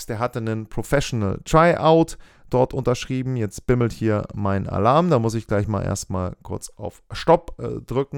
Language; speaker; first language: German; native; German